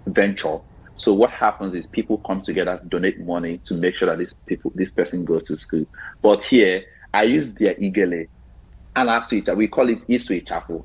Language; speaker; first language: English; non-native, local second language; Igbo